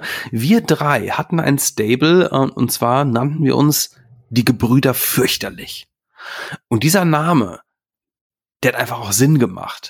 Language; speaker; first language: German; native; German